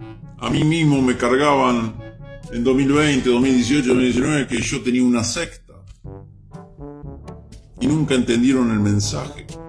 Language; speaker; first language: Spanish; native; Spanish